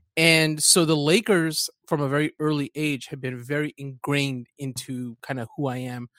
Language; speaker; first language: English; early bilingual, other home language; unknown